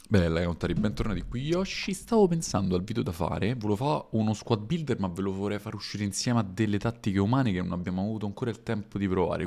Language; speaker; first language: Italian; native; Italian